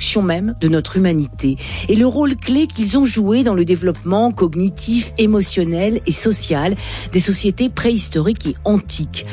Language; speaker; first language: French; native; French